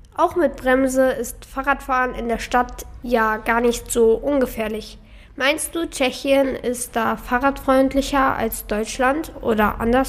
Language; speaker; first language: German; native; German